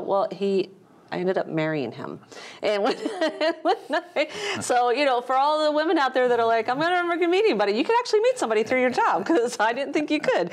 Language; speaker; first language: English; native; English